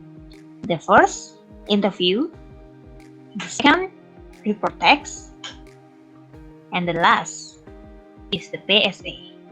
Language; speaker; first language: English; non-native, learner; Indonesian